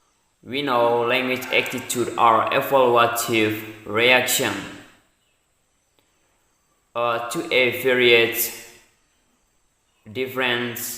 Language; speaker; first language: English; non-native, learner; Indonesian